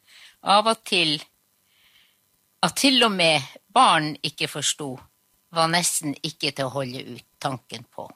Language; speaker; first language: Norwegian; non-native, local second language; Northern Sami